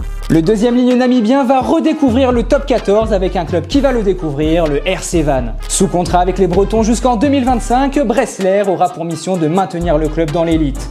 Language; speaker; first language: French; native; French